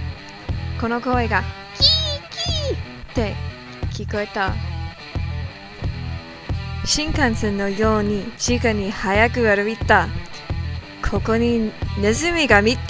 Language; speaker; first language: Japanese; non-native, learner; English